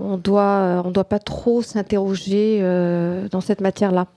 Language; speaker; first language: French; non-native, local second language; Arabic